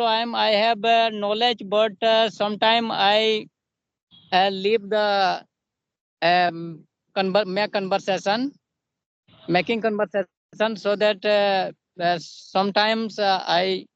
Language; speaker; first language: English; non-native, local second language; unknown